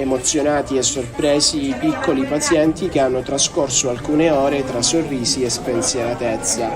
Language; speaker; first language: Italian; native; Italian